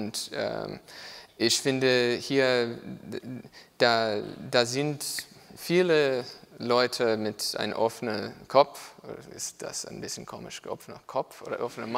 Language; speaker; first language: German; non-native, learner; English